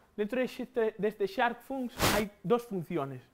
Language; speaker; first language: Spanish; native; Spanish